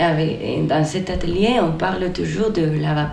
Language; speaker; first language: French; non-native, fluent; Spanish